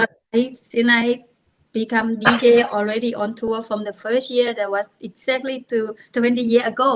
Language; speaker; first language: English; non-native, learner; Thai